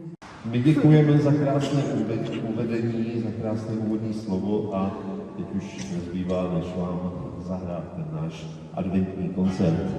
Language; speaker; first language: Czech; native; Czech